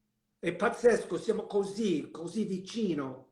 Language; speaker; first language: Italian; non-native, learner; English